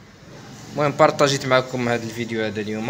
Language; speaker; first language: Arabic; native; Arabic